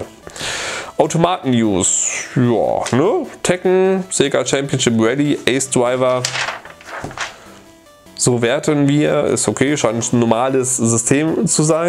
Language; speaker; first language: German; native; German